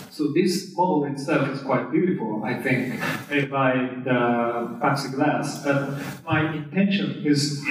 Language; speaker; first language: English; non-native, fluent; Japanese